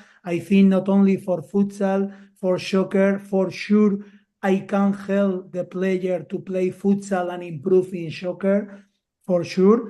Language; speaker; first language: English; non-native, learner; Spanish